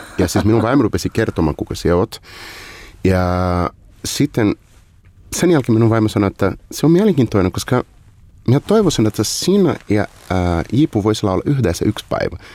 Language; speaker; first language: Finnish; non-native, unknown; Portuguese